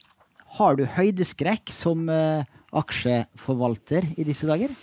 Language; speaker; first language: Norwegian; native; Norwegian